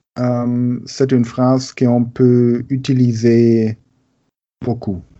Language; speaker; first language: French; non-native, learner; German